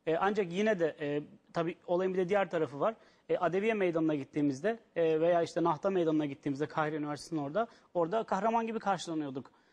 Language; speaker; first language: Turkish; native; Turkish